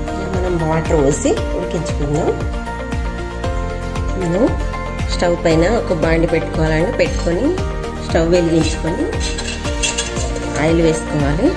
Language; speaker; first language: Telugu; native; Telugu